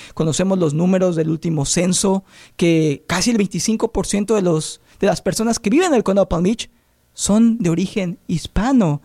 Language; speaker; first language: Spanish; native; Spanish